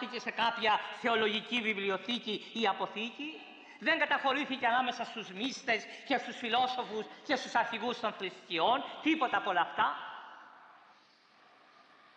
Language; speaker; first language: Greek; native; Greek